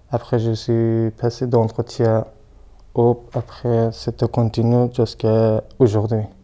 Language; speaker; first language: French; non-native, learner; Persian